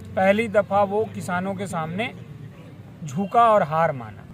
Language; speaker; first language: Hindi; native; Hindi